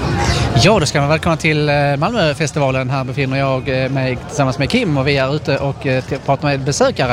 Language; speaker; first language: Swedish; native; Swedish